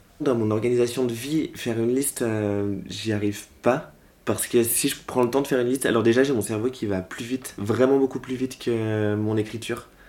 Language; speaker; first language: French; native; French